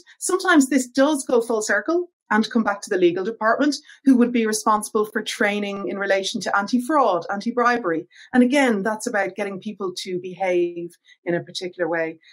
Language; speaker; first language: English; native; English